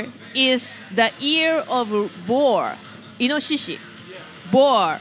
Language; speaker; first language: English; non-native, fluent; Japanese